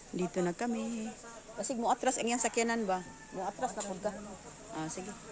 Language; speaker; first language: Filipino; non-native, local second language; Cebuano